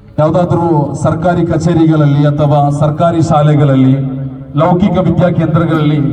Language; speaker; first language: Kannada; non-native, local second language; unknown